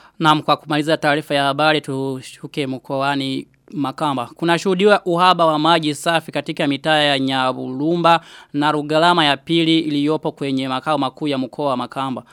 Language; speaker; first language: Swahili; non-native, local second language; Rundi